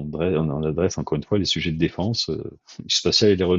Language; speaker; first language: French; native; French